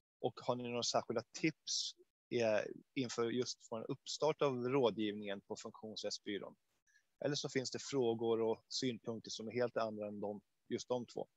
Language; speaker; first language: Swedish; native; Swedish